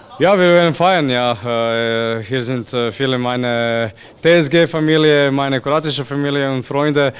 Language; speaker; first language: German; non-native, learner; Croatian